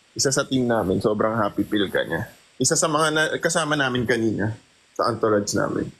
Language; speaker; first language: Filipino; native; Filipino